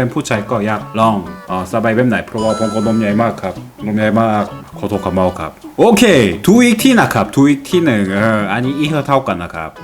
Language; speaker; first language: Thai; non-native, learner; Korean